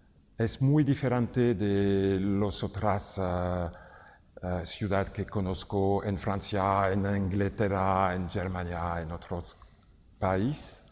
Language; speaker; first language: Spanish; non-native, learner; French